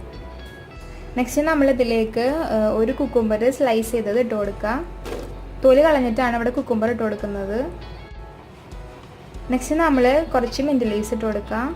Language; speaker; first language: Malayalam; native; Malayalam